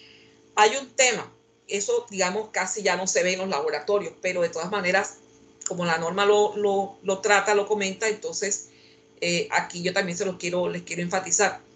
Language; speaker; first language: Spanish; native; Spanish